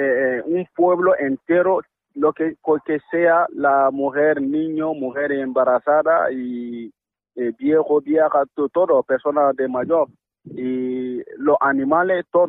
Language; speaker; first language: Spanish; non-native, learner; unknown